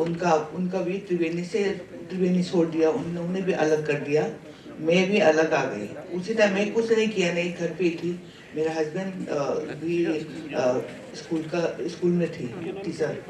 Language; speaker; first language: Hindi; non-native, local second language; Manipuri